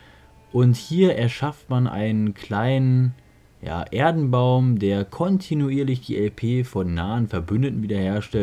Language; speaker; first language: German; native; German